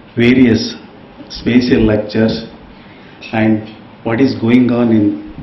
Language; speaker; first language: English; non-native, local second language; Kannada